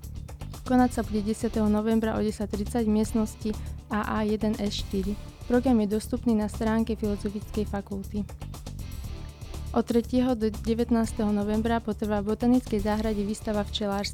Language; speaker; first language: Slovak; native; Slovak